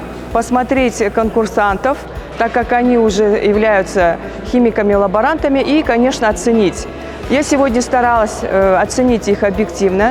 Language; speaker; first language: Russian; native; Russian